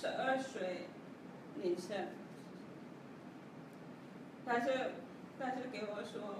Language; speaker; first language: Chinese; non-native, learner; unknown